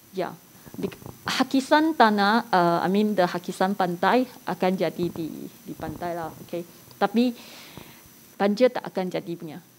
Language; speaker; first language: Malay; non-native, local second language; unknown